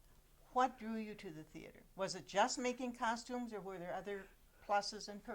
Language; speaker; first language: English; native; English